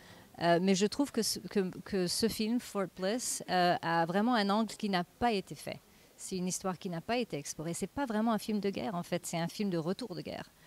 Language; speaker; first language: French; non-native, fluent; English